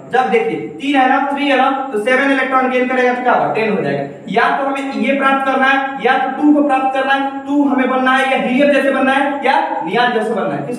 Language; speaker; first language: Hindi; native; Hindi